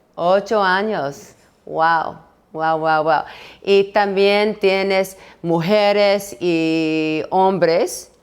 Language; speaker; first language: Spanish; non-native, learner; English